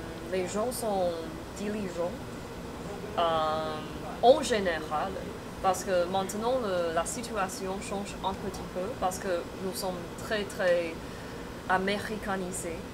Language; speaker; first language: French; non-native, fluent; Chinese